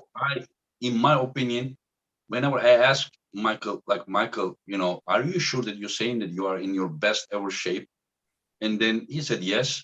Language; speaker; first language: English; non-native, fluent; Turkish